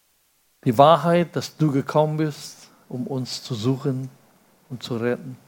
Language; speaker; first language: German; non-native, fluent; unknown